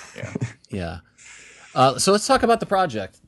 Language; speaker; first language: English; native; English